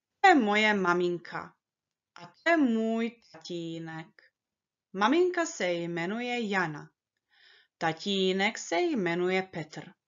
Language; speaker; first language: Czech; early bilingual, heritage; Czech